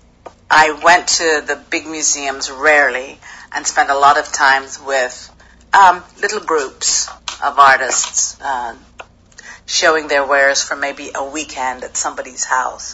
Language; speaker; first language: English; native; English